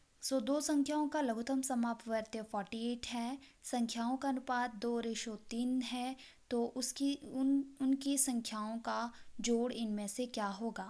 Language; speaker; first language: Hindi; native; Hindi